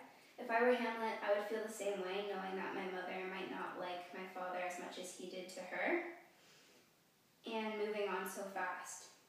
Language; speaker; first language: English; native; English